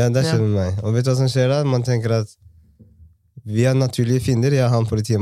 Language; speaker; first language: Norwegian; early bilingual, other home language; Somali